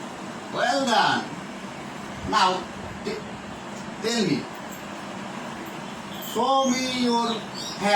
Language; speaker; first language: English; non-native, fluent; Bangla